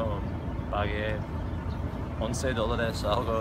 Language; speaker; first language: Spanish; non-native, fluent; English